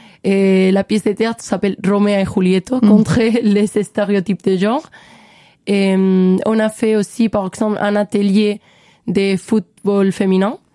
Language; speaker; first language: French; non-native, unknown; Spanish